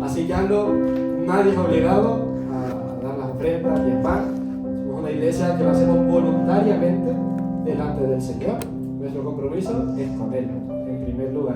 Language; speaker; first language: Spanish; native; Spanish